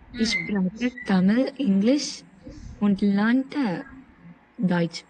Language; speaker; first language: German; non-native, learner; Tamil